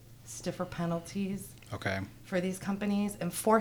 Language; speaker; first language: English; native; English